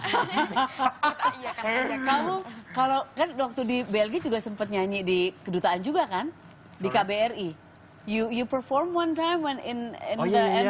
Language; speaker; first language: Indonesian; native; Indonesian